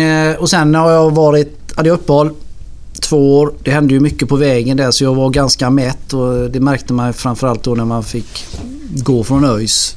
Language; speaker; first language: Swedish; native; Swedish